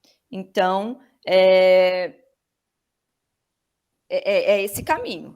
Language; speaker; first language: Portuguese; native; Portuguese